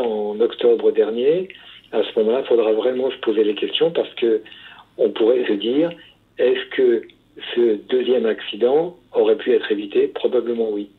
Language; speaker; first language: French; native; French